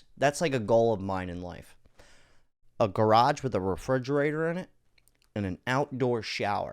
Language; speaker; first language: English; native; English